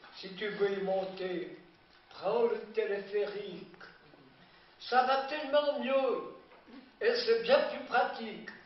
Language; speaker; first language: French; native; French